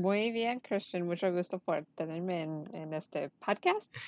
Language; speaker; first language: Spanish; early bilingual, heritage; Spanish